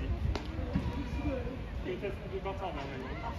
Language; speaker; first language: Swedish; native; Swedish